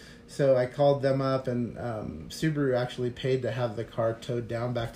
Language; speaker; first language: English; native; English